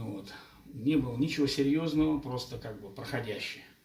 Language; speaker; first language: Russian; native; Russian